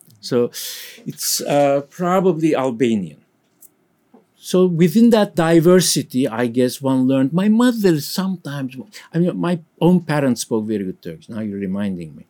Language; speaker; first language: English; non-native, fluent; Turkish